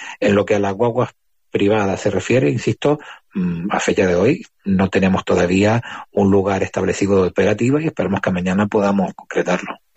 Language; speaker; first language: Spanish; native; Spanish